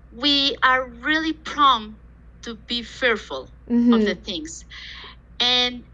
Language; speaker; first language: English; non-native, fluent; Spanish